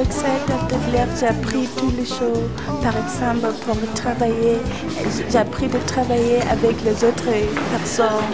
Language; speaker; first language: French; non-native, learner; Southern Sotho